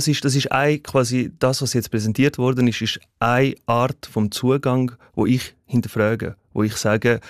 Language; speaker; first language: German; early bilingual, other home language; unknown